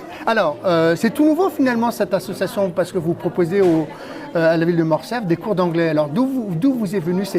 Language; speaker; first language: French; native; French